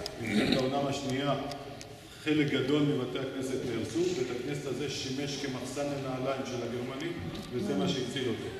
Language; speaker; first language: Hebrew; native; Hebrew